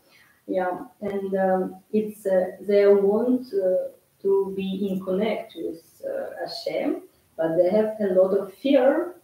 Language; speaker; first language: English; non-native, learner; Russian